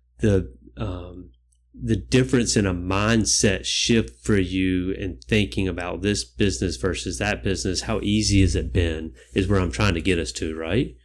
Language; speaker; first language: English; native; English